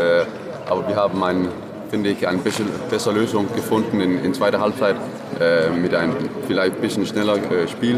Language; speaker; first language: German; non-native, fluent; Danish